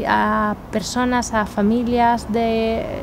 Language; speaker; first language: Spanish; native; Spanish